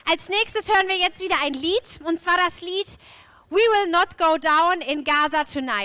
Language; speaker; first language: German; native; German